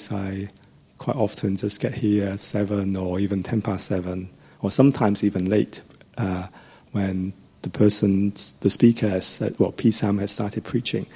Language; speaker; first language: English; non-native, local second language; Cantonese